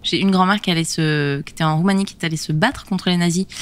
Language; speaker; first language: French; native; French